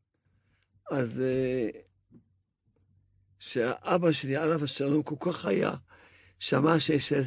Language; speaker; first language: Hebrew; non-native, fluent; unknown